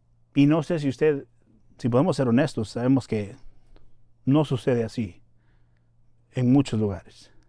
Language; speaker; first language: Spanish; native; Spanish